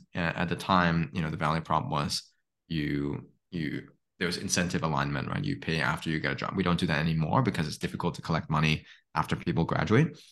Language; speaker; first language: English; native; English